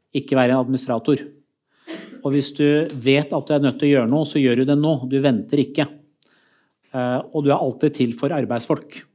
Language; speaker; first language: Norwegian; early bilingual, other home language; Persian